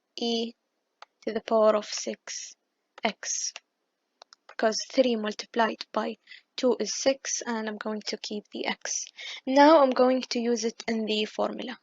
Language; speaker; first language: English; non-native, fluent; Arabic